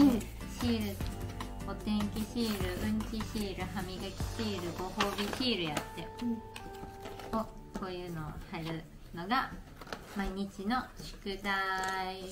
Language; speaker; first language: Japanese; native; Japanese